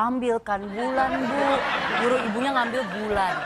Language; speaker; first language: Indonesian; native; Indonesian